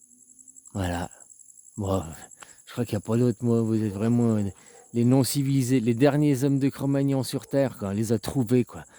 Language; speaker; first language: French; native; French